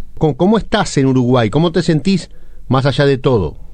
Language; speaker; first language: Spanish; native; Spanish